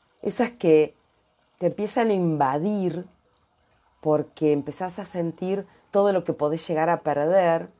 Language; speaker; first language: Spanish; native; Spanish